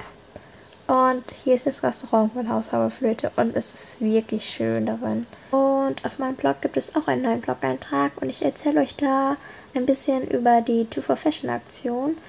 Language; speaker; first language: German; early bilingual, other home language; Vietnamese